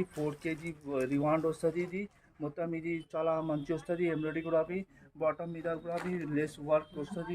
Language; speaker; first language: Telugu; non-native, local second language; Hindi